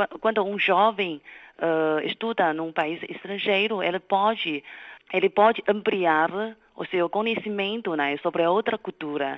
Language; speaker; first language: Portuguese; non-native, fluent; Chinese